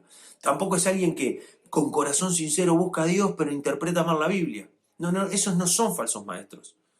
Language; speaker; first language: Spanish; native; Spanish